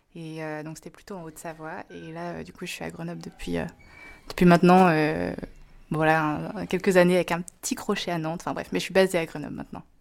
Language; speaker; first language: French; native; French